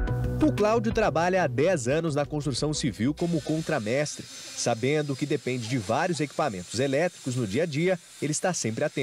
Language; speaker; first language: Portuguese; native; Portuguese